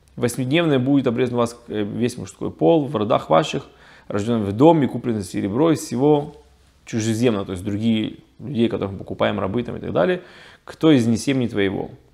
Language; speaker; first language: Russian; early bilingual, heritage; Russian